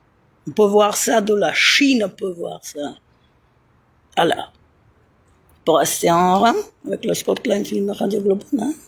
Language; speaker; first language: French; non-native, learner; Italian